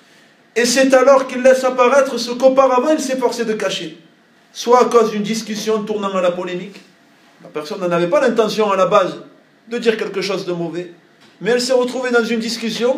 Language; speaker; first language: French; native; French